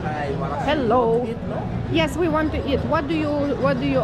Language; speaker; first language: English; non-native, fluent; Lithuanian